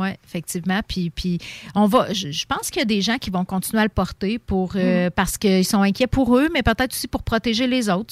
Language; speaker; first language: French; native; French